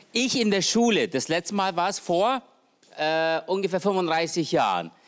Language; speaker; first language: German; native; German